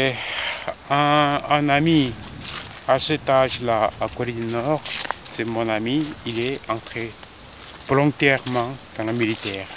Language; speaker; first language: French; non-native, fluent; Korean